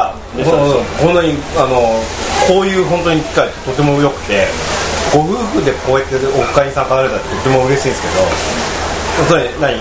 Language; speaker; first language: Japanese; native; Japanese